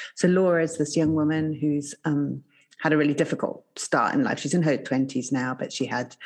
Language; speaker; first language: English; native; English